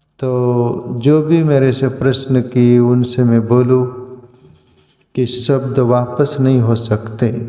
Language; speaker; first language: Hindi; non-native, local second language; Marathi